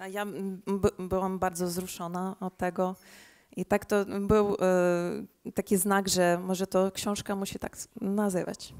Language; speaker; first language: Polish; early bilingual, heritage; Polish